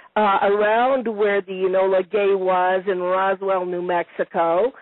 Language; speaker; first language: English; non-native, fluent; Italian